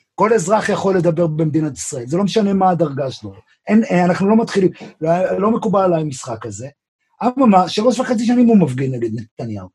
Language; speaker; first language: Hebrew; native; Hebrew